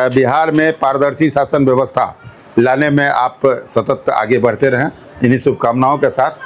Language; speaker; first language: Hindi; native; Hindi